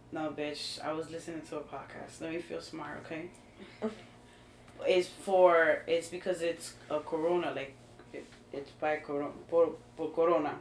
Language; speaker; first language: English; early bilingual, other home language; Spanish